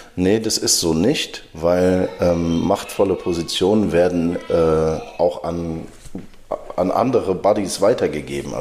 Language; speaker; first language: German; early bilingual, other home language; Arabic